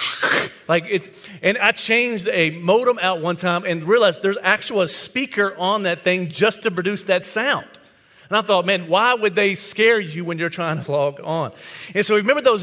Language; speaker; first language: English; native; English